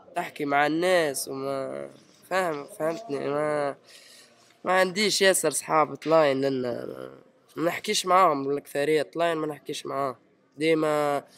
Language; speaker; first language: Arabic; early bilingual, heritage; Italian